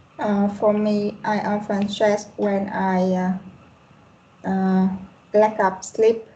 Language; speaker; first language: English; non-native, learner; Vietnamese